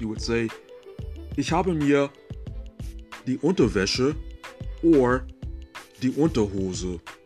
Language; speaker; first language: German; non-native, fluent; English